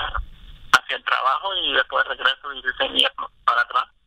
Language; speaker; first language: Spanish; early bilingual, other home language; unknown